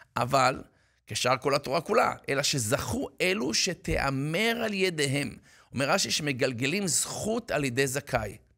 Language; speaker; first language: Hebrew; native; Hebrew